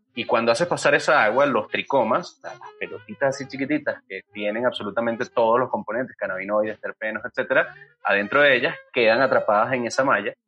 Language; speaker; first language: Spanish; native; Spanish